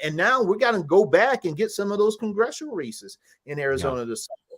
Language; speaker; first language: English; native; English